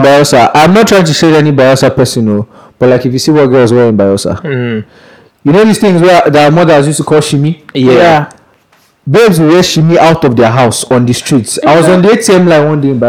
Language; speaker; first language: English; non-native, local second language; Yoruba